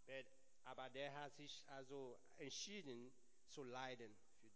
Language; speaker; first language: German; non-native, learner; English